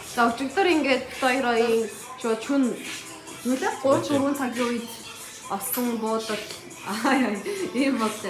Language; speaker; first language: Mongolian; native; Mongolian